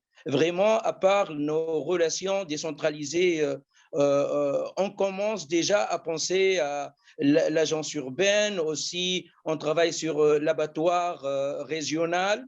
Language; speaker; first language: French; non-native, local second language; Arabic